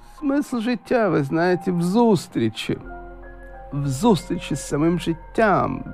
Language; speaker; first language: Ukrainian; non-native, local second language; Russian